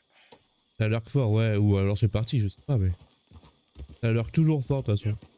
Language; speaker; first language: French; native; French